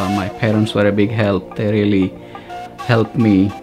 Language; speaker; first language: English; non-native, local second language; Gujarati